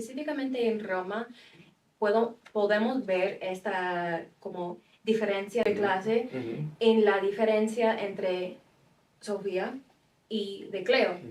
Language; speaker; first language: Spanish; non-native, fluent; English